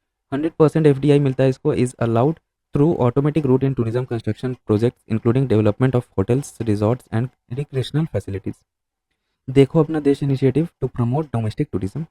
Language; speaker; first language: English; non-native, local second language; Hindi